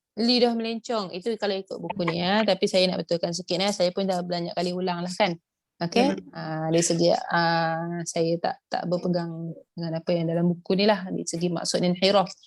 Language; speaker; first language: Malay; native; Malay